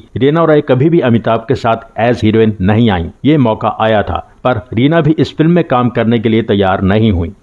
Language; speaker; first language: Hindi; native; Hindi